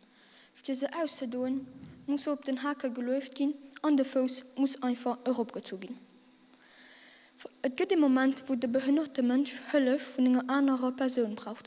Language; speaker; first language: German; non-native, learner; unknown